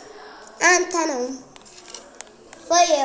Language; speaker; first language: Portuguese; native; Portuguese